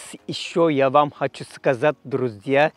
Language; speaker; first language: Russian; non-native, fluent; Turkish